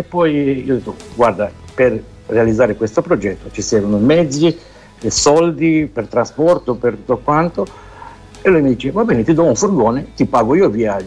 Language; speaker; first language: Italian; non-native, fluent; Romanian